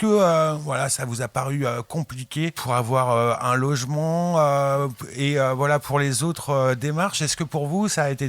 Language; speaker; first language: French; native; French